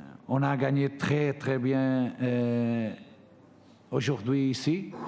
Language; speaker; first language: French; non-native, fluent; Portuguese